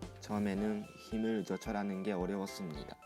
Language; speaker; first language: Korean; non-native, fluent; Japanese